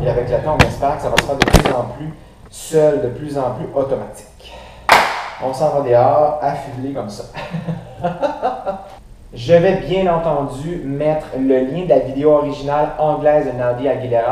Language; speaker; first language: French; native; French